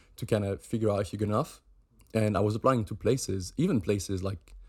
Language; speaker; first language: English; non-native, fluent; German